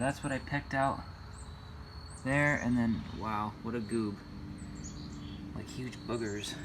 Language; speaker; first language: English; native; English